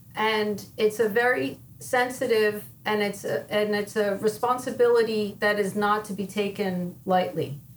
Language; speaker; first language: English; native; English